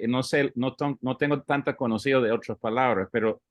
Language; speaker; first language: Spanish; early bilingual, heritage; English